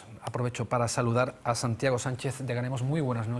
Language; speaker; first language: Spanish; native; Spanish